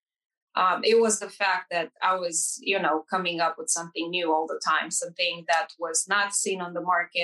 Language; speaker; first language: English; non-native, fluent; Romanian